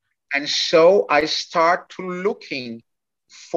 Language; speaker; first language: English; non-native, fluent; Portuguese